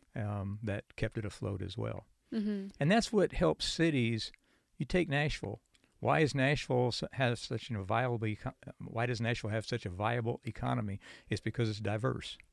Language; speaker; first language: English; native; English